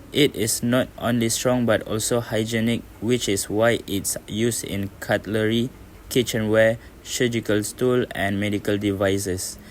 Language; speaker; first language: English; non-native, local second language; Malay